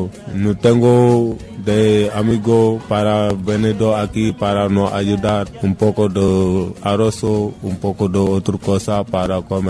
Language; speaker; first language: Spanish; non-native, learner; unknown